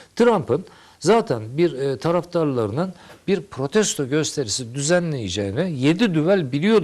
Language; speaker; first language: Turkish; native; Turkish